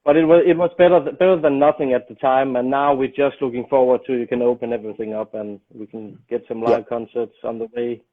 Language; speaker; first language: English; non-native, fluent; Danish